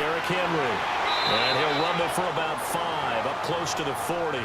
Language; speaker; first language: English; native; English